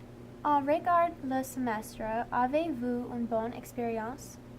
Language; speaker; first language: French; non-native, learner; English